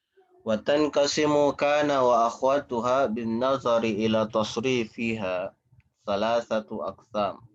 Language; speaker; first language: Arabic; non-native, fluent; Indonesian